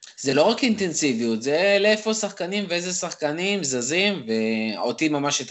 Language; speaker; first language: Hebrew; native; Hebrew